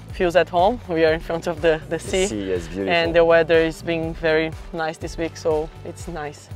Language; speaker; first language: English; non-native, fluent; Portuguese